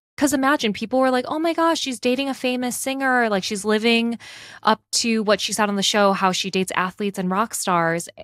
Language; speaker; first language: English; native; English